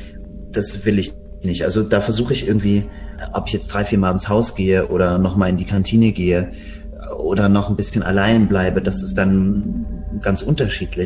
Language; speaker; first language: German; native; German